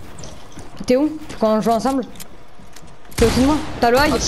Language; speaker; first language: French; native; French